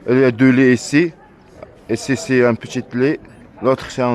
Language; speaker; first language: French; non-native, learner; Arabic